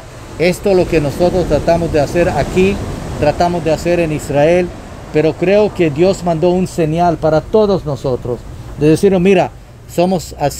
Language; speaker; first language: Spanish; non-native, fluent; Hebrew